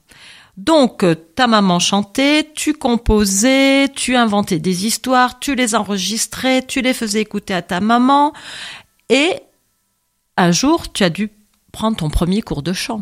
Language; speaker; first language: French; native; French